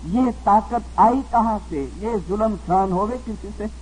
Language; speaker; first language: Hindi; non-native, local second language; Gujarati